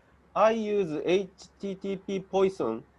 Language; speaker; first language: English; non-native, learner; Japanese